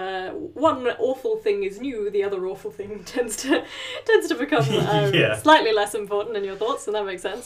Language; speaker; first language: English; native; English